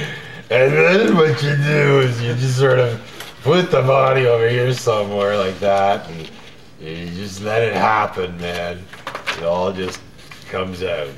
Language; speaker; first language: English; native; English